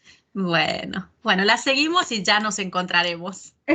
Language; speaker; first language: Spanish; native; Spanish